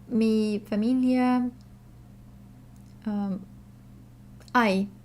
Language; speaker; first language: Spanish; non-native, learner; Russian